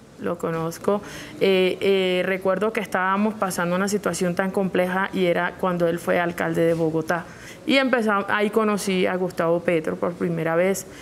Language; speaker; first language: Spanish; non-native, local second language; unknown